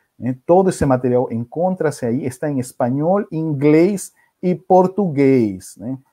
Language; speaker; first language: Portuguese; non-native, fluent; Spanish